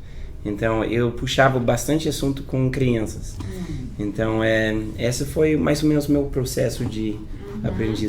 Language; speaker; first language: Portuguese; non-native, fluent; English